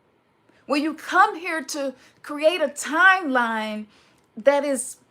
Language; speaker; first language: English; native; English